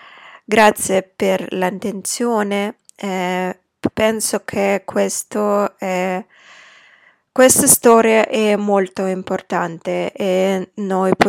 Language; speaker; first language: Italian; non-native, fluent; Russian